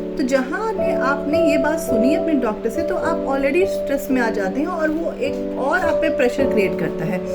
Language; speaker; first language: Hindi; native; Hindi